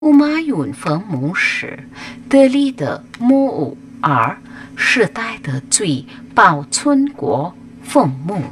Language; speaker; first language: Chinese; non-native, fluent; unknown